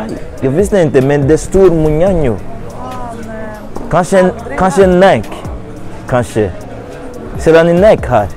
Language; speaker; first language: Swedish; non-native, learner; English